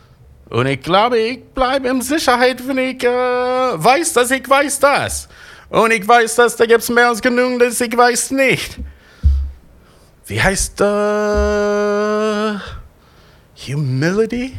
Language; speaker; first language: German; non-native, learner; English